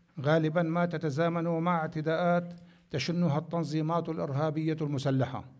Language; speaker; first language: Arabic; native; Arabic